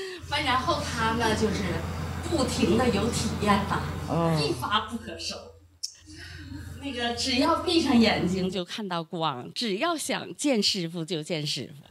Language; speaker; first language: Chinese; native; Chinese